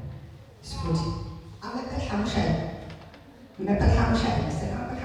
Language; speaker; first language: German; non-native, learner; Tigrinya